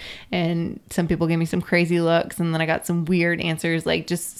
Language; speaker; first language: English; native; English